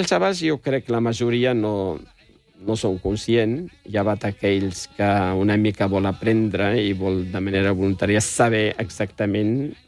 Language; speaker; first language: Catalan; non-native, fluent; Riffian